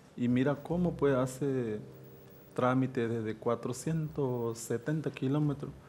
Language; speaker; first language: Spanish; native; Spanish